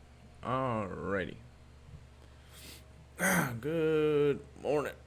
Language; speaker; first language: English; native; English